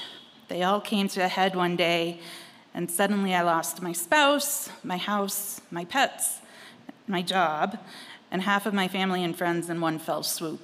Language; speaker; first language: English; native; English